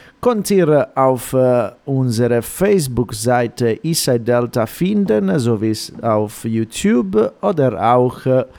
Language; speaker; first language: German; non-native, fluent; Italian